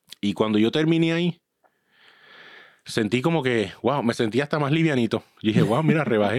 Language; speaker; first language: Spanish; early bilingual, heritage; Spanish